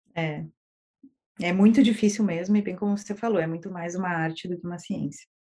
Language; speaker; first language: Portuguese; native; Portuguese